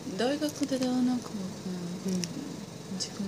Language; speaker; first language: Japanese; non-native, learner; Persian